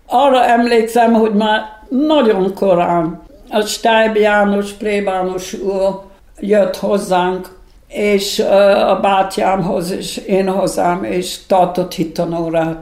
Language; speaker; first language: Hungarian; early bilingual, heritage; Hungarian